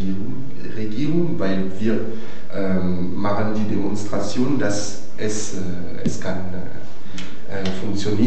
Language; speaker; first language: German; non-native, fluent; French